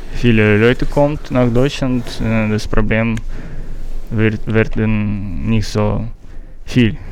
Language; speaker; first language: German; non-native, learner; Russian